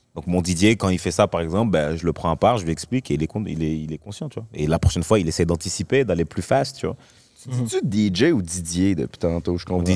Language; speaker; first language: French; native; French